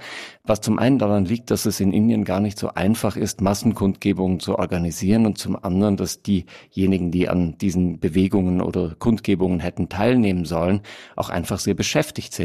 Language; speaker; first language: German; native; German